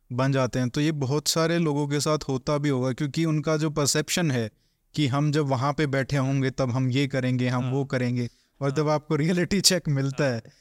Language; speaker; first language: Hindi; native; Hindi